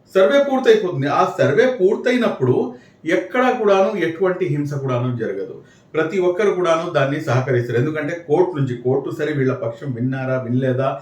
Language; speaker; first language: Telugu; non-native, local second language; Urdu